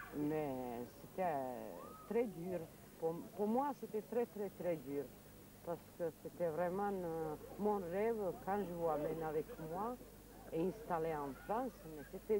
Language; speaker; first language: French; non-native, learner; Serbian